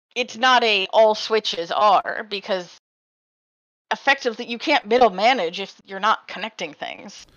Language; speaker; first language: English; native; English